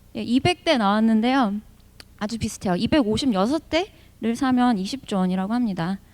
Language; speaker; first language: Korean; early bilingual, heritage; Korean